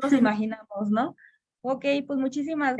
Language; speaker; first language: Spanish; native; Spanish